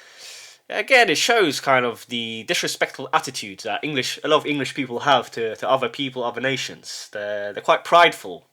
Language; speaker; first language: English; early bilingual, heritage; English